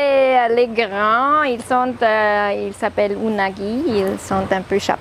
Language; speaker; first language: French; non-native, learner; German